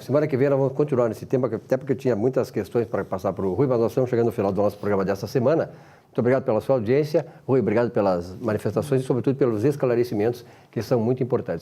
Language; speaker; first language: Portuguese; native; Portuguese